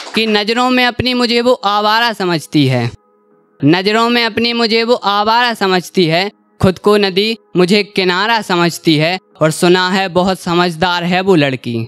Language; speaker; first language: Hindi; native; Hindi